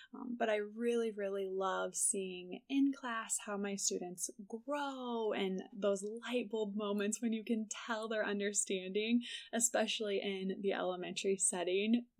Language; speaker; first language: English; native; English